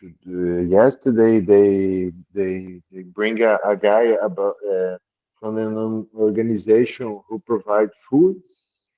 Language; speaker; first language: English; non-native, learner; Portuguese